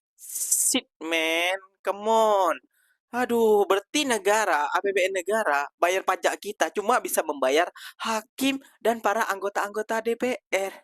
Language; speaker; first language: Indonesian; native; Indonesian